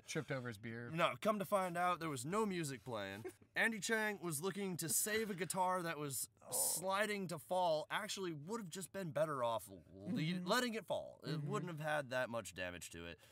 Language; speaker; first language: English; native; English